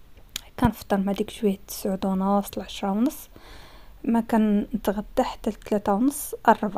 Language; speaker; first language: Arabic; native; Arabic